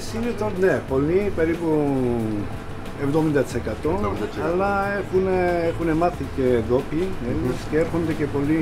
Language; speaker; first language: Greek; non-native, fluent; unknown